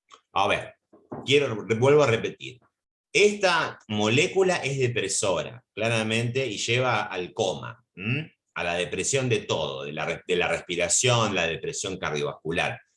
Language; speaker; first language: Spanish; native; Spanish